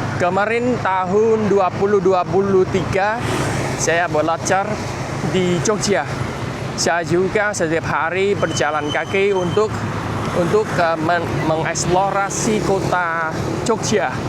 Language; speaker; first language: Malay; non-native, fluent; Vietnamese